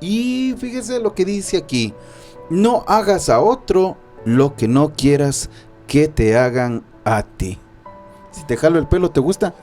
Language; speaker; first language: Spanish; native; Spanish